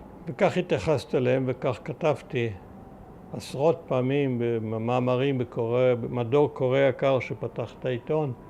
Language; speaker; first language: Hebrew; early bilingual, other home language; German